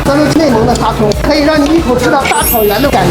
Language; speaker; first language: Chinese; native; Chinese